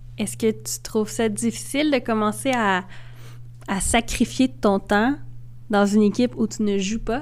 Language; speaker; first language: French; native; French